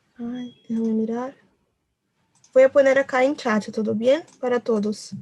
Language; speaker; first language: Spanish; non-native, learner; Portuguese